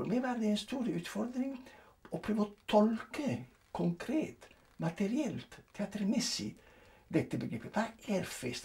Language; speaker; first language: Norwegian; non-native, fluent; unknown